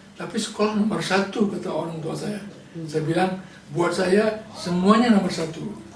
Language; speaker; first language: Indonesian; non-native, local second language; Balinese